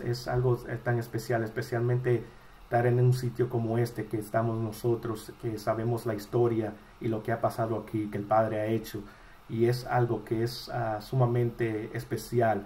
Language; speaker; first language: Spanish; early bilingual, heritage; Spanish